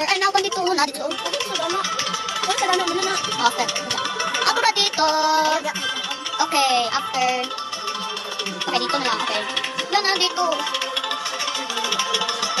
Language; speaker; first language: Filipino; non-native, local second language; Cebuano